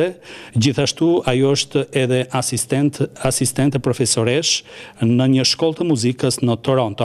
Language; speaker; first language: Albanian; native; Albanian